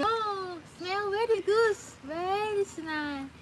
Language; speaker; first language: English; non-native, learner; Vietnamese